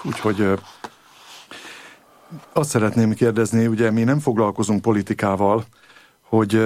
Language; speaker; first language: Hungarian; native; Hungarian